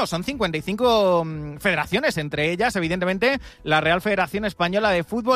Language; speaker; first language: Spanish; native; Spanish